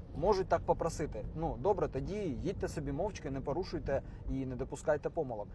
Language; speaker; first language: Ukrainian; native; Ukrainian